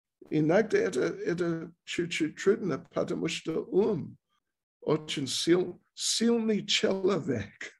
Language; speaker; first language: Russian; non-native, learner; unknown